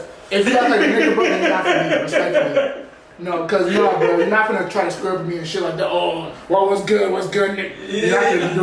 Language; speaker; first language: English; native; English